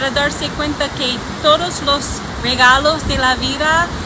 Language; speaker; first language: Spanish; non-native, learner; English